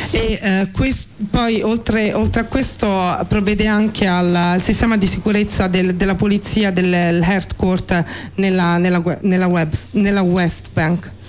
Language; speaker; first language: Italian; native; Italian